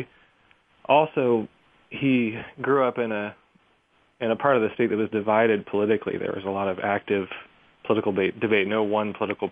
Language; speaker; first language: English; native; English